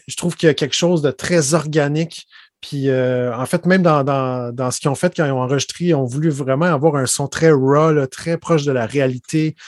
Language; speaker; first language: French; native; French